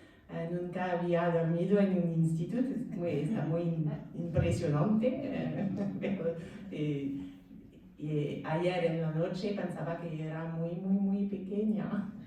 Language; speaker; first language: Spanish; non-native, learner; French